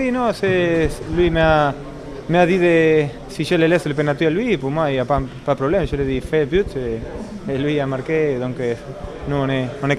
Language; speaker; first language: French; non-native, learner; Spanish